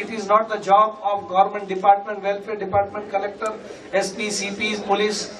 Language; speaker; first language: English; non-native, local second language; Telugu